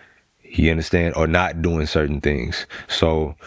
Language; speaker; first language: English; native; English